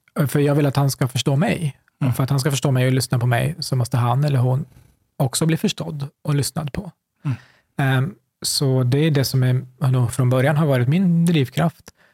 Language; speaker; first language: Swedish; early bilingual, other home language; Kurdish